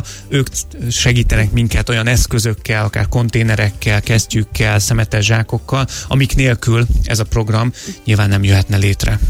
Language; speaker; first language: Hungarian; native; Hungarian